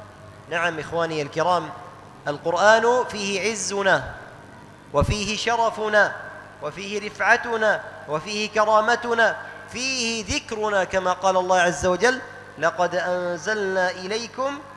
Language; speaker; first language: Arabic; native; Arabic